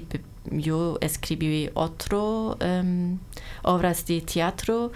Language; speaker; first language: Spanish; non-native, learner; German